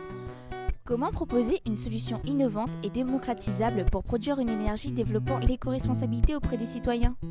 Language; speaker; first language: French; native; French